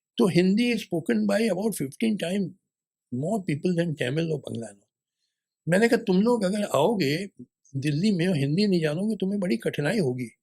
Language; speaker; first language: Hindi; native; Hindi